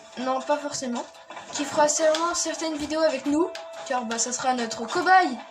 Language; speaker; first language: French; native; French